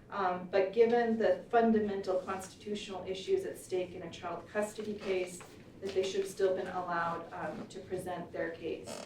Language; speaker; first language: English; native; English